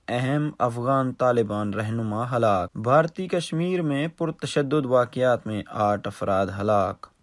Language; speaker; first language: Urdu; non-native, local second language; Baluchi